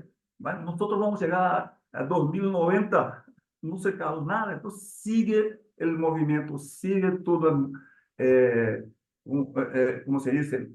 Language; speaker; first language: Spanish; non-native, learner; Portuguese